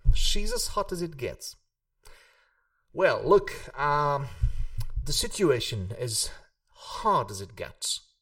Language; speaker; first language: English; non-native, fluent; Hungarian